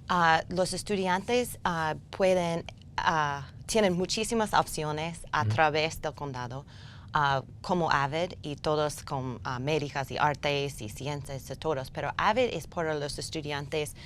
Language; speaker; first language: Spanish; non-native, learner; English